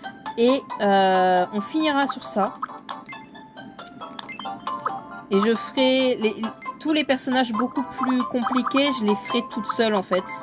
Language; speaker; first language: French; native; French